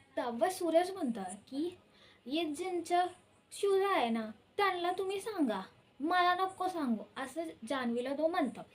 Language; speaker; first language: Marathi; early bilingual, heritage; Marathi